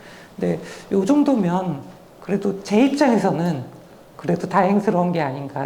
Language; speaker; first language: Korean; native; Korean